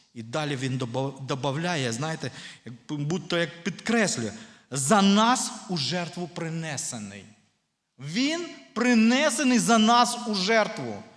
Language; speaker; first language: Ukrainian; non-native, local second language; Russian